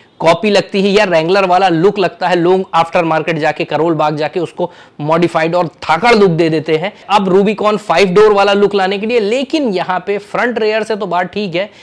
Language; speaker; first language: Hindi; native; Hindi